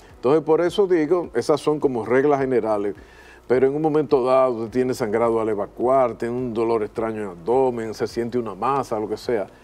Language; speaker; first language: Spanish; native; Spanish